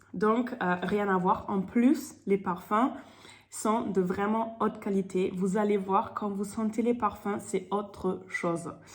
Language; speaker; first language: French; non-native, fluent; German